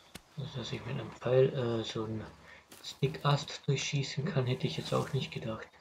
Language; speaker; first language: German; native; German